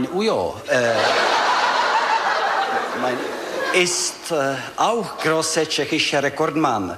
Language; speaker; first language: German; non-native, learner; Czech